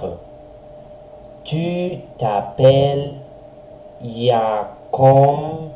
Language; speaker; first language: French; non-native, learner; Spanish